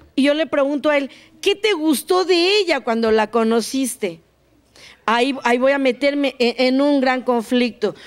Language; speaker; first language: Spanish; native; Spanish